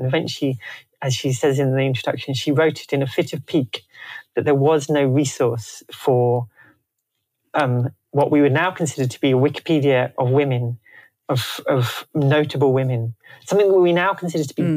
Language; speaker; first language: English; native; English